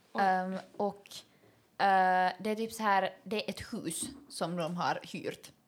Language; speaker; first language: Swedish; native; Swedish